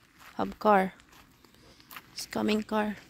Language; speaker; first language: English; non-native, learner; Filipino